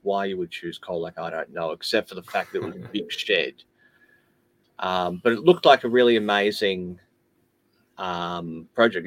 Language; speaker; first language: English; native; English